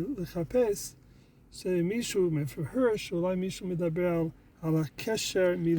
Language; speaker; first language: Hebrew; non-native, fluent; English